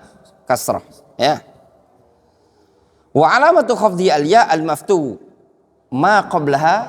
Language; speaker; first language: Arabic; non-native, fluent; Indonesian